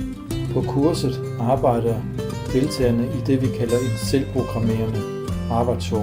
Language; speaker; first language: Danish; native; Danish